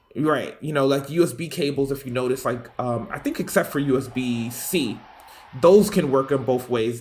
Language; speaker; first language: English; native; English